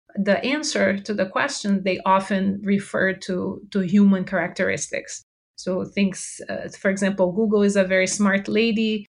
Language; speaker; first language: English; non-native, fluent; Portuguese